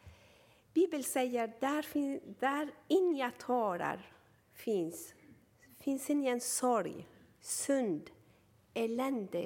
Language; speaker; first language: Swedish; non-native, fluent; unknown